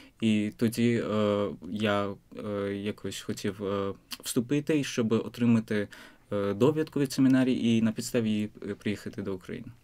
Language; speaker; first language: Ukrainian; non-native, fluent; Azerbaijani